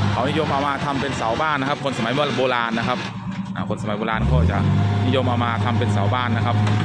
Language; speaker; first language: Thai; non-native, local second language; Northeastern Thai